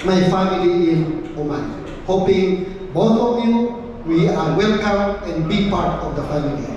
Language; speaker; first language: English; non-native, local second language; Filipino